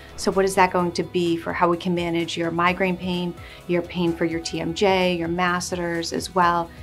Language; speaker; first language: English; native; English